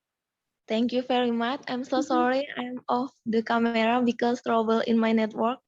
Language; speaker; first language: English; non-native, learner; Indonesian